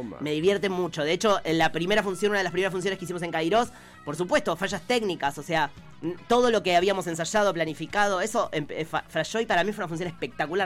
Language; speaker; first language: Spanish; native; Spanish